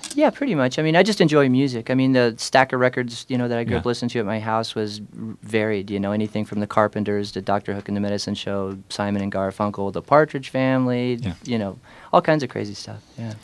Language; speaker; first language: English; native; English